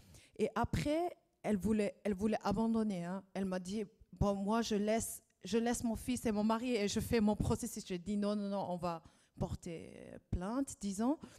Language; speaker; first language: French; non-native, fluent; German